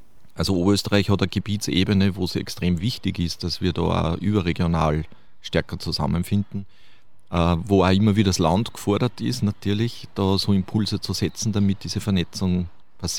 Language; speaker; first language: German; native; German